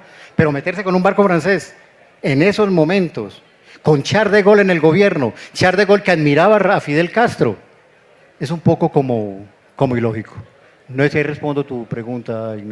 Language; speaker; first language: Spanish; native; Spanish